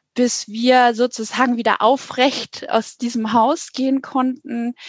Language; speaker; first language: German; native; German